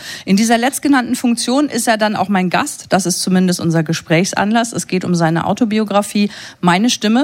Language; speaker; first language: German; native; German